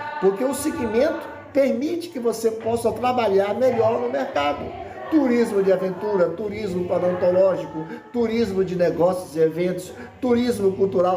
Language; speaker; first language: Portuguese; native; Portuguese